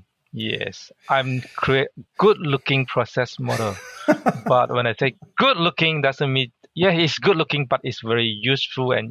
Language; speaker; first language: English; non-native, local second language; Hakka Chinese